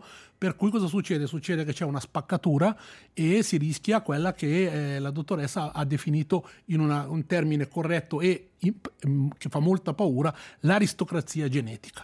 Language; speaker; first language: Italian; native; Italian